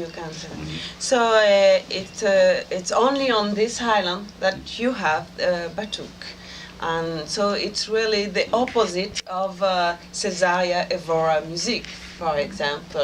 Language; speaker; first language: English; non-native, fluent; French